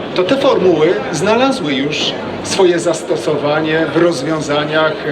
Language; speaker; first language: Polish; native; Polish